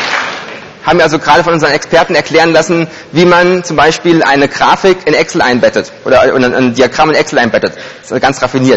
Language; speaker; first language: German; native; German